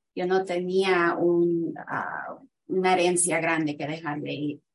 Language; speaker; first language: Spanish; early bilingual, heritage; Spanish